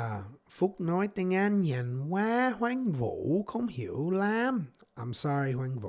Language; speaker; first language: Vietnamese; non-native, learner; English